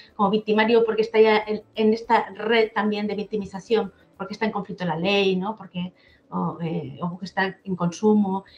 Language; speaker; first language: Spanish; native; Spanish